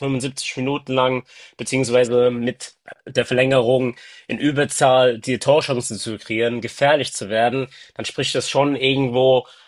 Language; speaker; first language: German; early bilingual, other home language; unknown